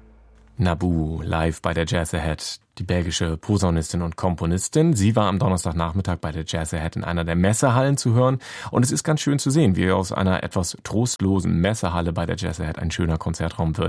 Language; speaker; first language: German; native; German